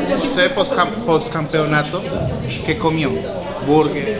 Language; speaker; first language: Portuguese; non-native, learner; Spanish